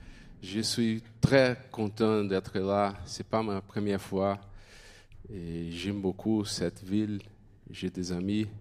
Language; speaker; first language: French; non-native, fluent; Portuguese